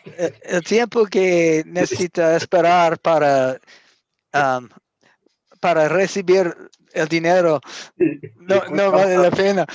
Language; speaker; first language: Spanish; non-native, learner; English